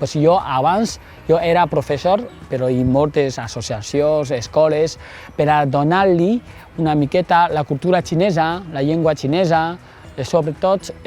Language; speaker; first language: Catalan; non-native, fluent; Chinese